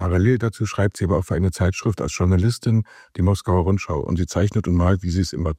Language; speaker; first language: German; native; German